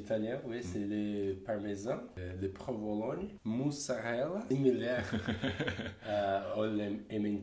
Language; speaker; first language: French; non-native, learner; Portuguese